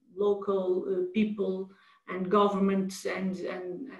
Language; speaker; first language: English; non-native, fluent; Portuguese